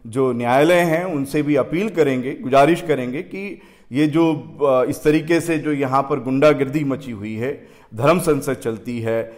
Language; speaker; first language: Hindi; native; Hindi